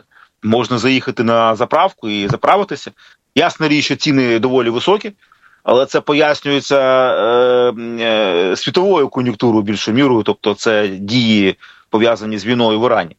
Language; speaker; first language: Ukrainian; native; Ukrainian